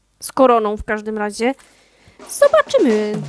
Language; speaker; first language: Polish; native; Polish